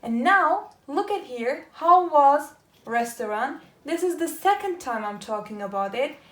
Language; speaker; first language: English; non-native, fluent; Turkish